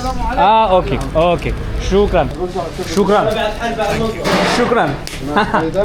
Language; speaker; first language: English; non-native, learner; French